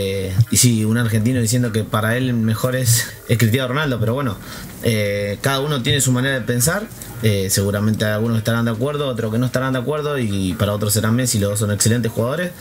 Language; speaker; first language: Spanish; native; Spanish